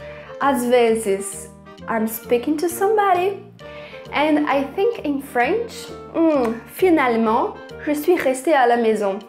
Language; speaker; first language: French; non-native, fluent; Portuguese